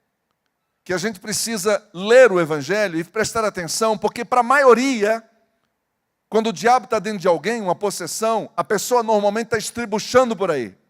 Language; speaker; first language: Portuguese; native; Portuguese